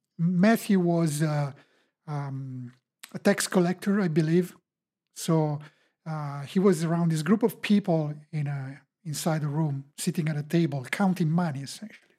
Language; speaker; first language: English; non-native, fluent; Italian